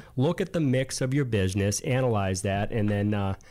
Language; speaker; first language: English; native; English